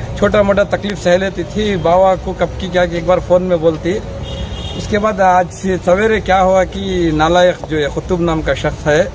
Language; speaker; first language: Hindi; non-native, local second language; Urdu